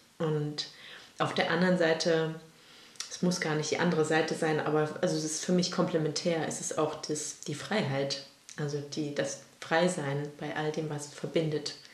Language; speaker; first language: German; early bilingual, other home language; Russian